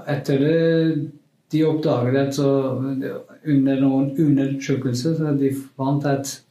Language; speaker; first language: Norwegian; non-native, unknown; Kurdish